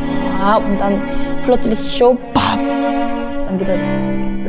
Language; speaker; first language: German; non-native, learner; Korean